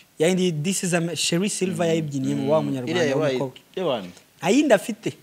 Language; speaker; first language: Kinyarwanda; early bilingual, heritage; Kinyarwanda